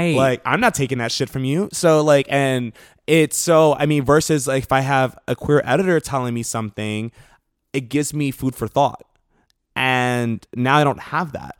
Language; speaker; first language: English; native; English